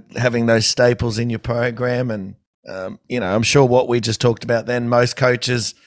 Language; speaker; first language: English; native; English